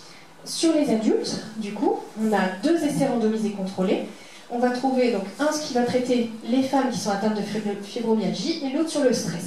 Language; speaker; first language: French; native; French